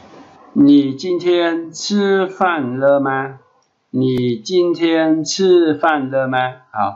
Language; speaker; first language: Chinese; non-native, fluent; Khmer